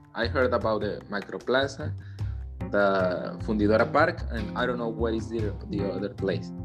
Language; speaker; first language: English; non-native, learner; Spanish